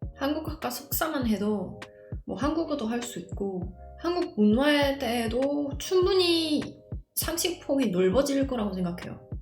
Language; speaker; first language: Korean; non-native, fluent; Czech